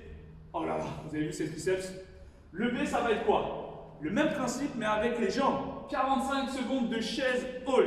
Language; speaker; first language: French; native; French